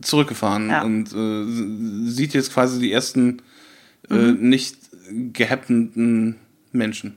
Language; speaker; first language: German; native; German